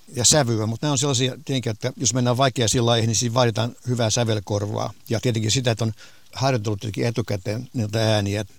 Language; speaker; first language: Finnish; native; Finnish